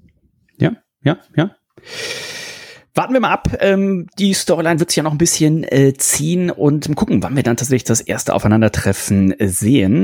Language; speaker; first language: German; native; German